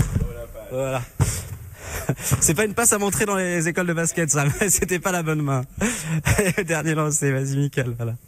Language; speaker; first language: French; native; French